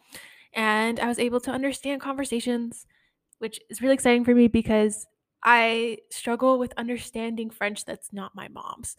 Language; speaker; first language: English; native; English